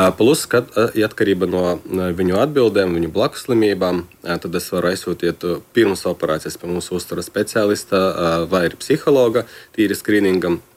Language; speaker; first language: Latvian; non-native, local second language; Russian